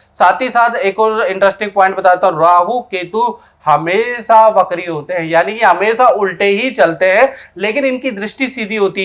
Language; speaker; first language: Hindi; native; Hindi